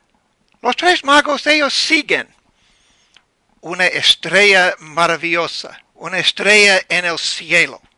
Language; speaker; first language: Spanish; non-native, learner; English